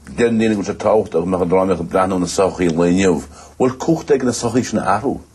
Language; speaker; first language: Irish; native; Irish